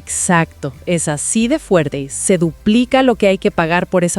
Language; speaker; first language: Spanish; native; Spanish